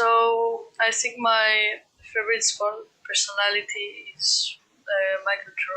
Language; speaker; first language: English; non-native, fluent; Greek